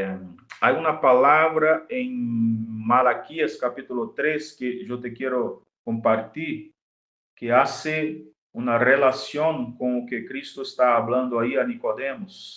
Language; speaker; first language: Spanish; non-native, fluent; Portuguese